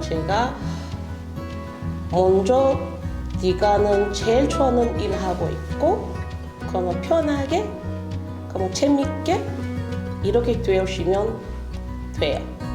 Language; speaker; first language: Korean; non-native, learner; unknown